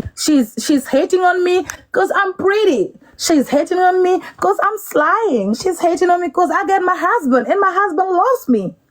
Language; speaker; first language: English; non-native, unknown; Wolof